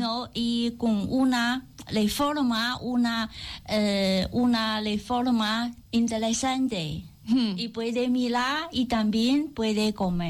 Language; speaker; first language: Spanish; non-native, learner; Chinese